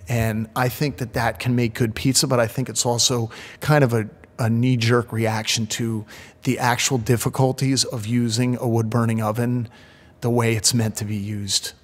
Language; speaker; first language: English; native; English